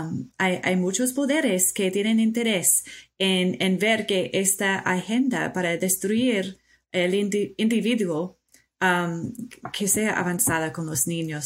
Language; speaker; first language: Spanish; non-native, fluent; English